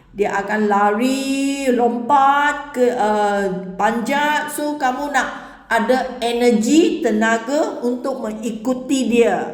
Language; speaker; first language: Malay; non-native, local second language; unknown